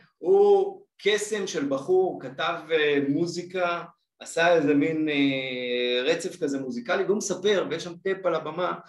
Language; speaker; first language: Hebrew; native; Hebrew